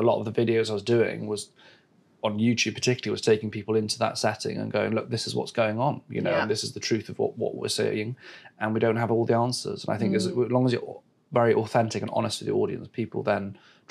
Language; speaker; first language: English; native; English